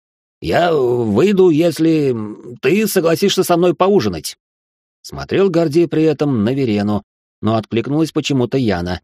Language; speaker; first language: Russian; native; Russian